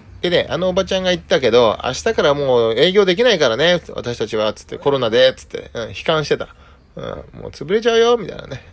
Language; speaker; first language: Japanese; native; Japanese